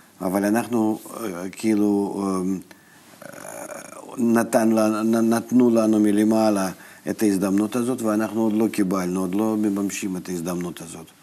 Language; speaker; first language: Hebrew; non-native, fluent; Russian